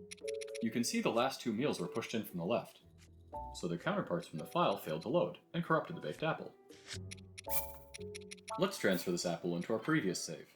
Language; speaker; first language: English; native; English